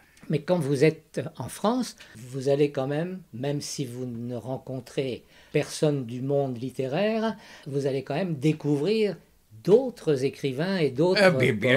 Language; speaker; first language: French; native; French